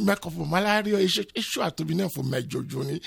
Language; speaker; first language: Hungarian; non-native, fluent; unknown